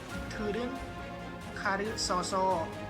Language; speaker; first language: Korean; non-native, learner; Lao